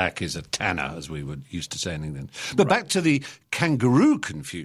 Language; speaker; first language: English; native; English